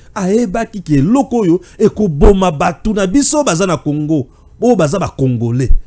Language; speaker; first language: French; non-native, local second language; Luba-Lulua